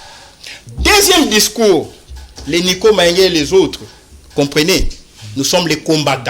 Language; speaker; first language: French; non-native, local second language; Lingala